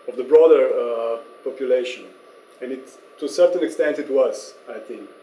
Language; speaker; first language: English; non-native, fluent; Slovenian